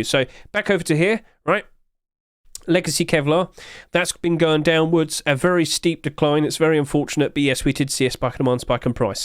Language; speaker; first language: English; native; English